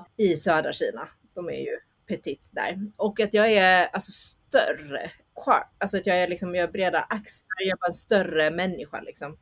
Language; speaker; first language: Swedish; early bilingual, other home language; Chinese